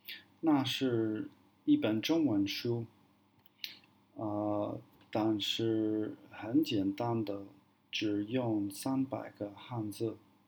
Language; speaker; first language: Chinese; non-native, learner; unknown